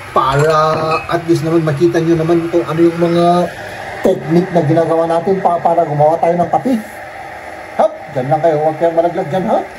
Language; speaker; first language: Filipino; native; Filipino